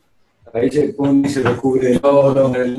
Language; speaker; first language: Spanish; native; Spanish